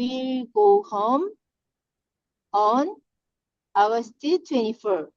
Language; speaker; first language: English; non-native, learner; Korean